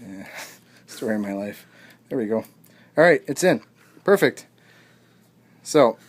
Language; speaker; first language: English; native; English